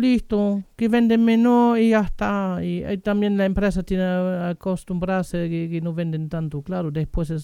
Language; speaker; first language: Spanish; non-native, fluent; German